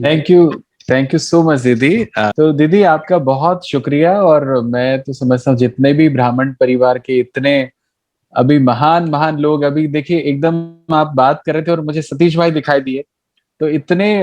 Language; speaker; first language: Hindi; native; Hindi